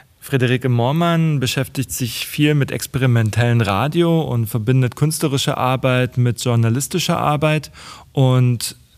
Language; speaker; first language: German; non-native, local second language; Upper Sorbian